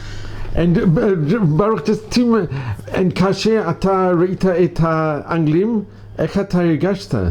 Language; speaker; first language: Hebrew; non-native, fluent; English